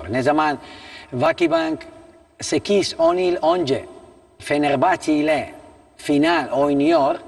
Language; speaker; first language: Turkish; non-native, learner; Italian